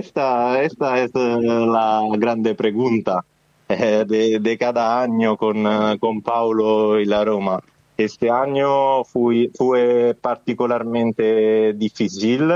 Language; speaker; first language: Spanish; non-native, fluent; Italian